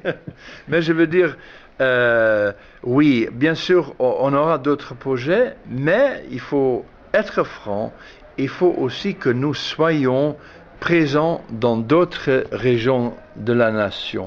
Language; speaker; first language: French; non-native, fluent; Dutch